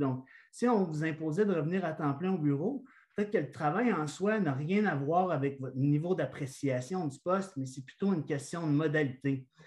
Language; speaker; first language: French; native; French